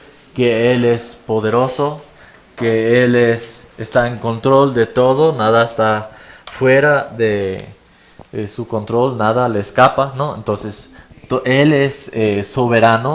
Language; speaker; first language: Spanish; non-native, fluent; English